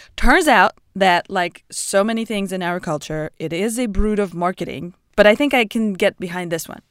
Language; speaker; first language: English; non-native, fluent; Russian